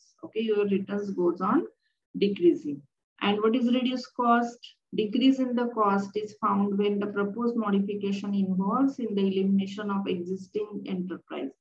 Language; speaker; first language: English; non-native, local second language; Marathi